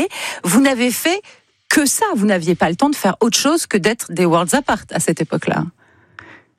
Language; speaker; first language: French; native; French